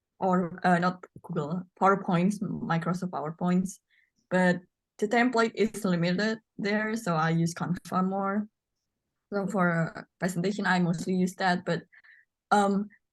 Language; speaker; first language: English; non-native, learner; Indonesian